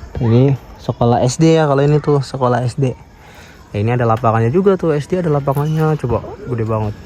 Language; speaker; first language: Indonesian; native; Indonesian